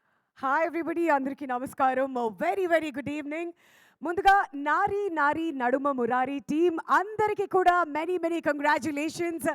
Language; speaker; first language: Telugu; native; Telugu